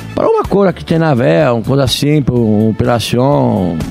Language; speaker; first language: Portuguese; non-native, fluent; French